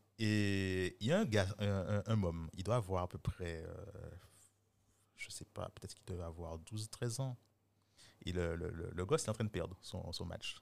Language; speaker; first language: French; native; French